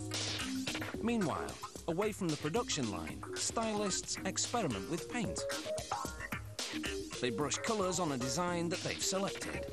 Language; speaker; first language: English; native; English